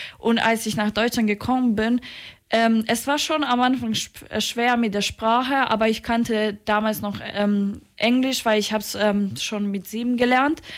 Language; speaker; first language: German; early bilingual, other home language; Croatian